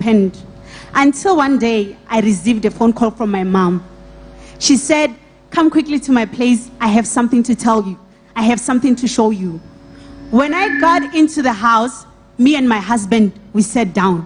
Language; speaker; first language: English; non-native, local second language; Northern Sotho